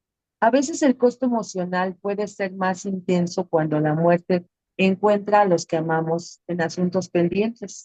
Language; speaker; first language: Spanish; native; Spanish